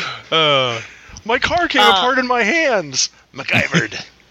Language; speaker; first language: English; native; English